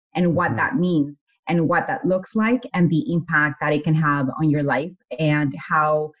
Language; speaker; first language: English; non-native, fluent; Spanish